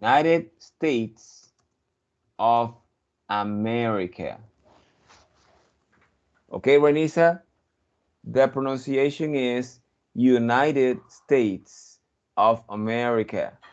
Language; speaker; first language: English; non-native, fluent; Spanish